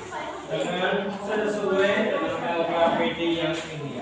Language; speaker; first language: Indonesian; native; Indonesian